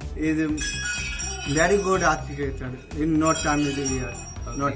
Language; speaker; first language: English; non-native, learner; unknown